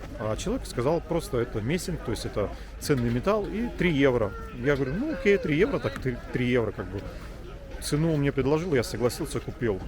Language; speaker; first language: Russian; native; Russian